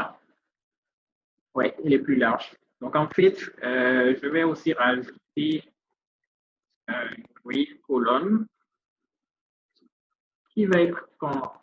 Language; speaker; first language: French; native; French